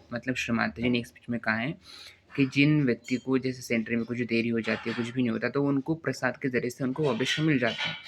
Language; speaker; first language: Hindi; non-native, local second language; Marathi